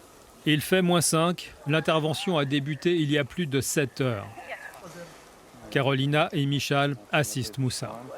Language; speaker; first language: French; native; French